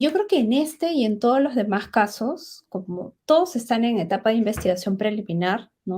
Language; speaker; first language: Spanish; native; Spanish